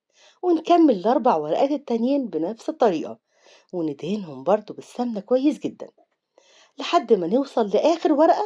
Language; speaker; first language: Arabic; native; Arabic